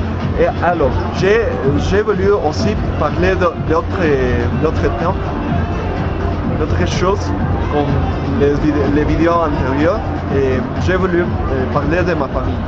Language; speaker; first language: French; non-native, learner; Spanish